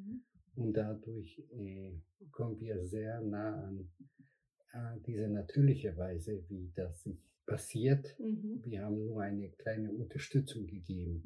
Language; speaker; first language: German; non-native, fluent; Spanish